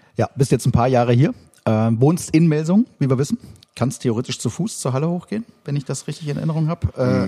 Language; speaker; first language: German; native; German